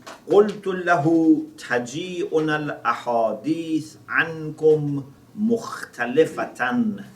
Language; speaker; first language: Arabic; non-native, fluent; Persian